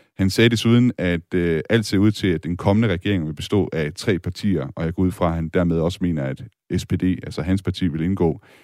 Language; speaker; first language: Danish; native; Danish